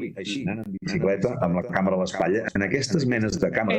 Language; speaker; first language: Catalan; native; Catalan